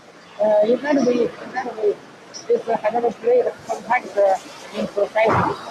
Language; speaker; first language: English; non-native, learner; Chinese